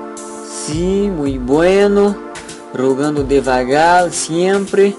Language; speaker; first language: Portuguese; non-native, learner; Spanish